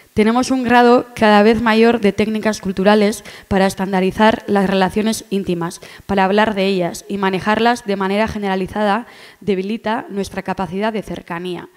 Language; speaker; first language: Spanish; non-native, local second language; Basque